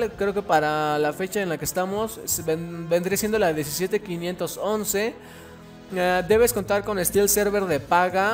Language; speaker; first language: Spanish; native; Spanish